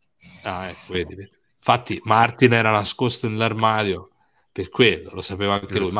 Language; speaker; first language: Italian; native; Italian